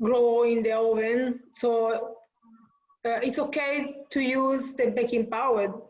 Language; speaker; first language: English; non-native, learner; Italian